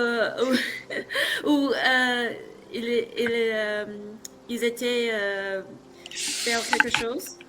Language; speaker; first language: French; non-native, learner; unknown